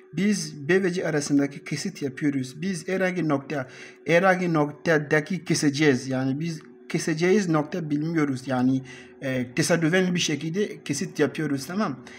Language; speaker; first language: Turkish; non-native, learner; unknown